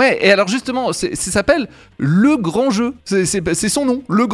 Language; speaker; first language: French; native; French